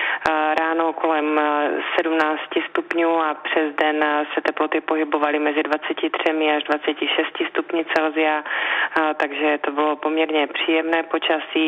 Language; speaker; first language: Czech; native; Czech